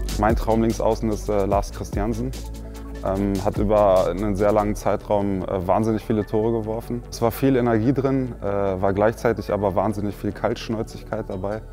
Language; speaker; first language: German; native; German